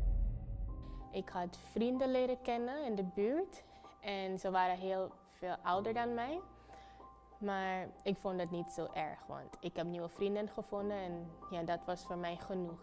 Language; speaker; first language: Dutch; non-native, fluent; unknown